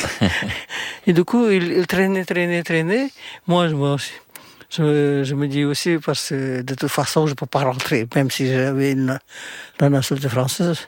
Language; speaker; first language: French; non-native, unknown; Indonesian